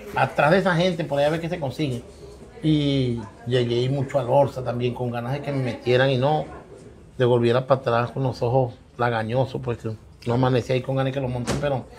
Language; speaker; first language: Spanish; native; Spanish